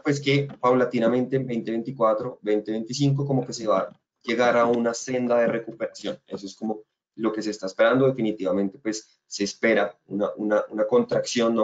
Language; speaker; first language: Spanish; native; Spanish